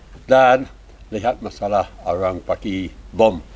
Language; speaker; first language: Indonesian; non-native, learner; English